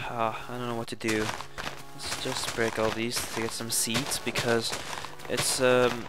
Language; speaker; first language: English; non-native, fluent; Swedish